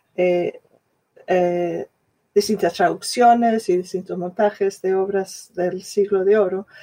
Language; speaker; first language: Spanish; non-native, fluent; English